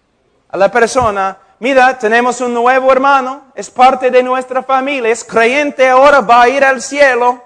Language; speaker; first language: Spanish; non-native, fluent; English